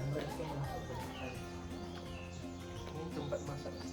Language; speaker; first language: Indonesian; non-native, local second language; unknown